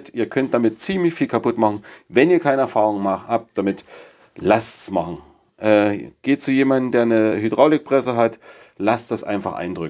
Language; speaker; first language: German; native; German